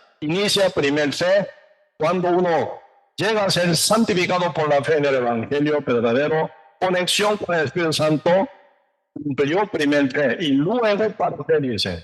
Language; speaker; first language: Spanish; non-native, learner; Korean